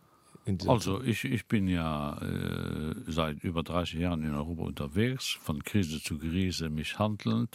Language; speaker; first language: German; non-native, local second language; Luxembourgish